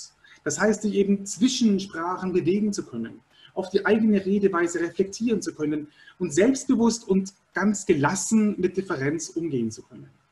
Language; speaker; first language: German; native; German